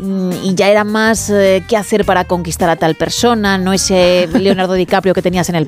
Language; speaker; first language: Spanish; native; Spanish